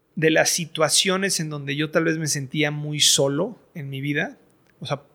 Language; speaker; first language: Spanish; native; Spanish